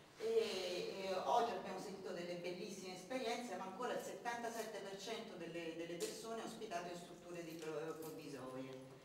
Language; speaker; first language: Italian; native; Italian